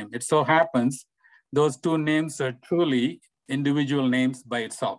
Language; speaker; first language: English; non-native, local second language; Tamil